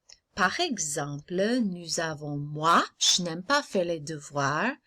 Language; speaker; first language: French; non-native, fluent; English